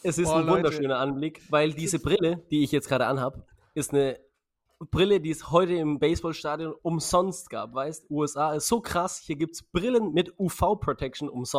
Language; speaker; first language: German; native; German